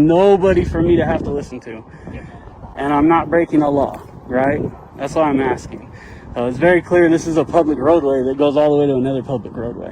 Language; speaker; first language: English; native; English